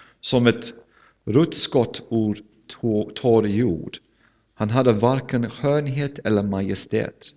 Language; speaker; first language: Swedish; non-native, fluent; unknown